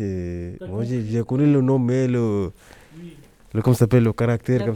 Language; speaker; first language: French; non-native, learner; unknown